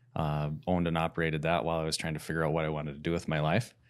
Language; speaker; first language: English; native; English